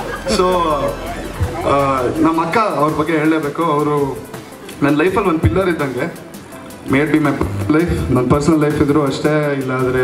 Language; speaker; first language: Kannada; native; Kannada